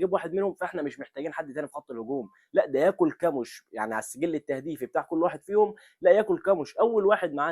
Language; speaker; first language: Arabic; native; Arabic